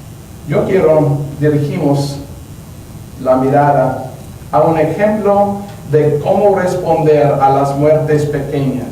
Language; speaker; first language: Spanish; non-native, learner; English